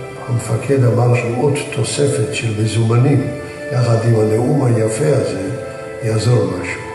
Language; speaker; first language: Hebrew; early bilingual, other home language; Yiddish